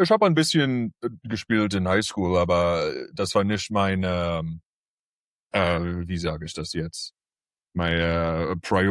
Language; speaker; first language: German; early bilingual, heritage; English